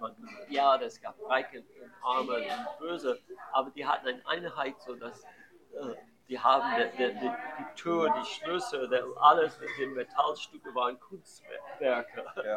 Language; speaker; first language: German; non-native, learner; English